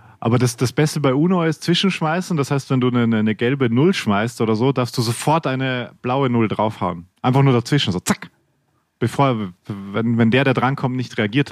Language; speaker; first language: German; native; German